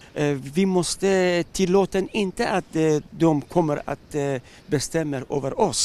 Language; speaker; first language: Swedish; non-native, learner; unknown